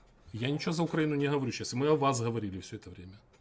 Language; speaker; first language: Russian; native; Russian